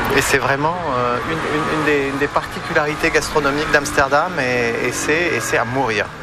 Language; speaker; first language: French; native; French